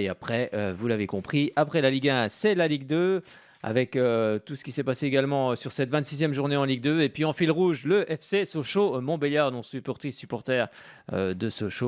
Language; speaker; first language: French; native; French